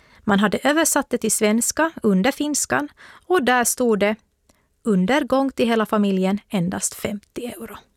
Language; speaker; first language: Swedish; native; Swedish